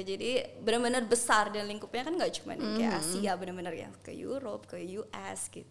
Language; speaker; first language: Indonesian; early bilingual, heritage; Indonesian